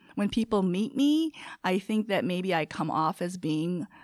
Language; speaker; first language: English; early bilingual, other home language; Korean